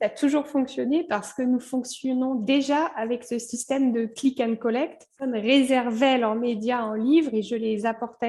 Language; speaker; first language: French; native; French